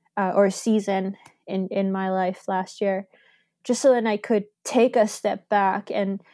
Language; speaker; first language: English; early bilingual, other home language; Spanish